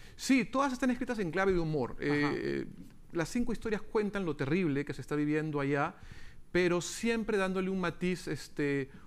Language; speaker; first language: Spanish; native; Spanish